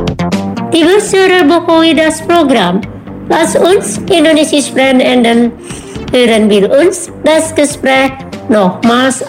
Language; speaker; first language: German; non-native, learner; Indonesian